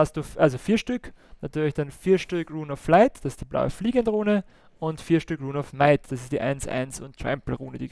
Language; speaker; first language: German; native; German